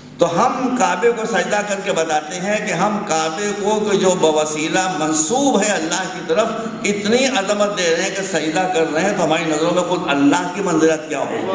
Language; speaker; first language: Urdu; native; Urdu